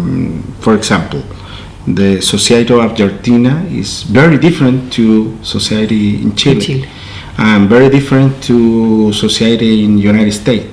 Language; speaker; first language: English; non-native, learner; Spanish